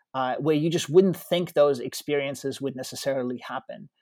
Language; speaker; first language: English; early bilingual, other home language; Russian